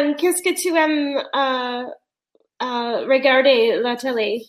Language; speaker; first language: French; non-native, learner; English